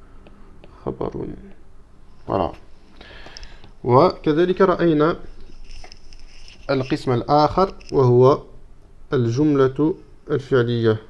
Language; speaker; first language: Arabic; non-native, fluent; French